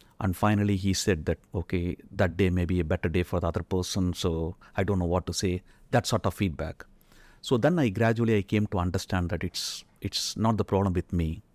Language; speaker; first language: English; non-native, local second language; Tamil